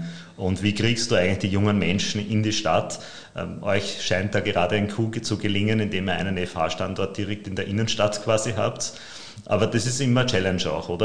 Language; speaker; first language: German; native; German